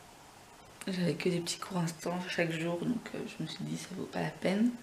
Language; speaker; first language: French; native; French